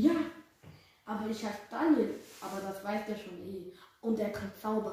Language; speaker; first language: German; early bilingual, other home language; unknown